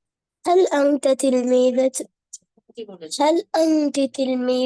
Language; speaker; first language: Arabic; non-native, learner; Bangla